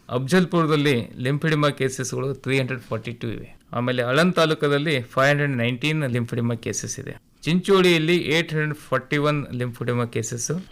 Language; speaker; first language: Kannada; native; Kannada